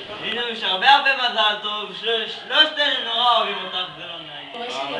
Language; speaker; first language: Hebrew; native; Hebrew